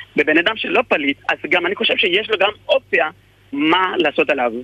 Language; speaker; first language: Hebrew; non-native, fluent; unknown